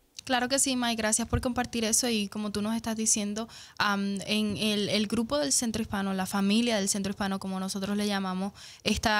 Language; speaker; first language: Spanish; native; Spanish